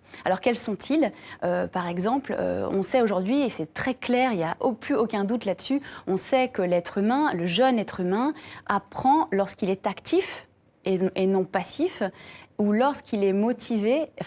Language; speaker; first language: French; native; French